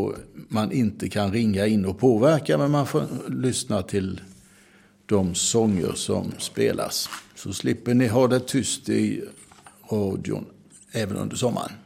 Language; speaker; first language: Swedish; native; Swedish